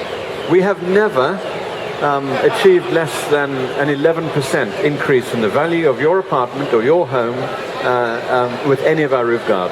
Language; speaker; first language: English; native; English